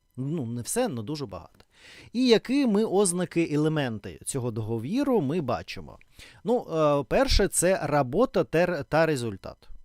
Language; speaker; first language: Ukrainian; non-native, local second language; Russian